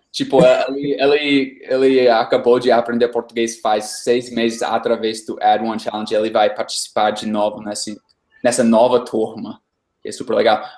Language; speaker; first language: Portuguese; non-native, fluent; English